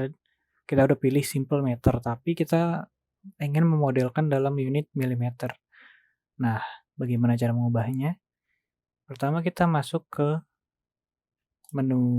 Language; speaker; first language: Indonesian; native; Indonesian